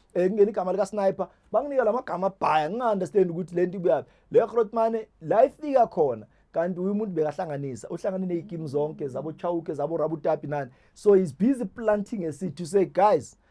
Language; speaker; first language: Zulu; native; Zulu